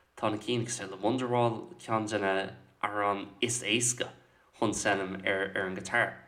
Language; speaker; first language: Irish; non-native, local second language; English